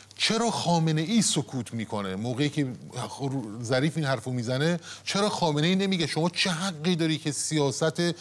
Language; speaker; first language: Persian; native; Persian